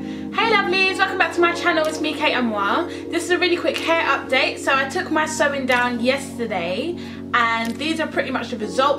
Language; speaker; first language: English; native; English